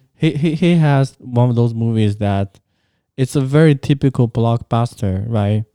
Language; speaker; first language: English; non-native, fluent; Chinese